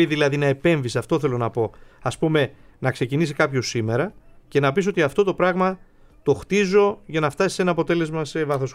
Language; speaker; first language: Greek; native; Greek